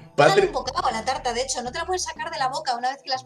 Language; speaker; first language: Spanish; native; Spanish